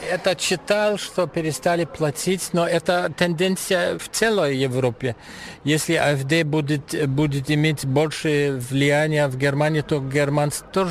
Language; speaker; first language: Russian; non-native, fluent; German